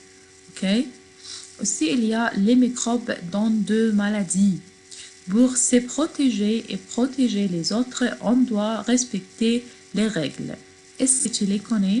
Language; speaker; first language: French; non-native, fluent; Arabic